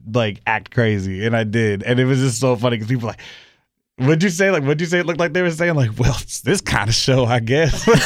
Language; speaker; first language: English; native; English